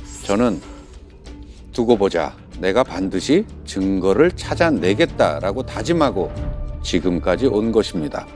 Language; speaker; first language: Korean; native; Korean